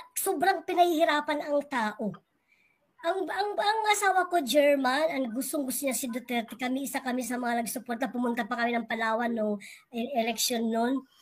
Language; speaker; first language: Filipino; non-native, local second language; Waray